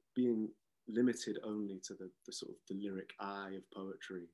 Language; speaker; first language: English; native; English